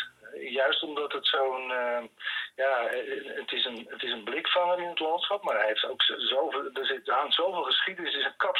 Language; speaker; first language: Dutch; native; Dutch